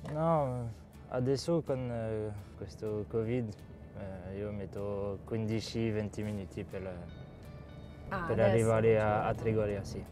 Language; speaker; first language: Italian; non-native, learner; French